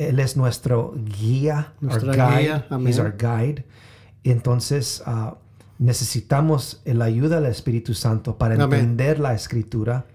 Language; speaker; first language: Spanish; early bilingual, heritage; Spanish